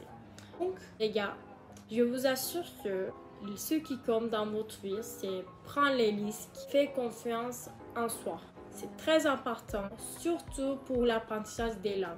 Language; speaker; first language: French; non-native, learner; Turkish